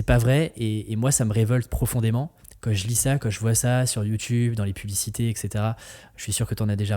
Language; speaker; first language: French; native; French